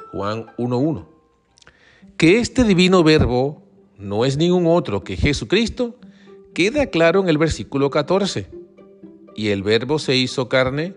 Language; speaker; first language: Spanish; native; Spanish